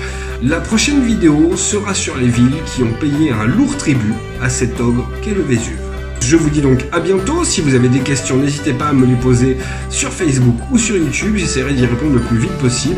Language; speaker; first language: French; native; French